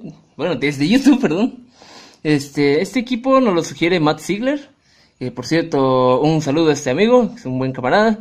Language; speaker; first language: Spanish; native; Spanish